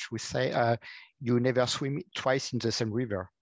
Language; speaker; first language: English; non-native, fluent; French